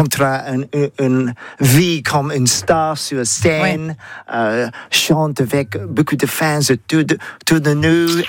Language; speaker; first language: French; non-native, learner; English